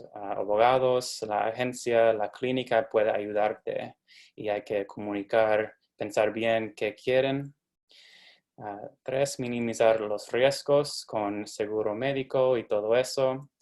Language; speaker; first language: Spanish; non-native, fluent; English